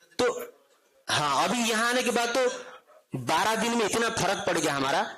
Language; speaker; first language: Hindi; non-native, local second language; Odia